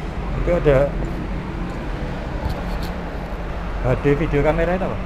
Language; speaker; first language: Indonesian; non-native, local second language; Javanese